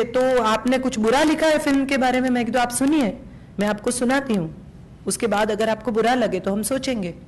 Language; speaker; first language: Hindi; non-native, local second language; Gujarati